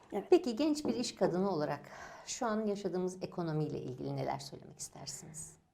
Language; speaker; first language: Turkish; native; Turkish